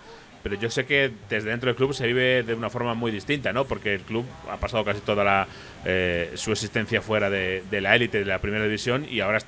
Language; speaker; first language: Spanish; native; Spanish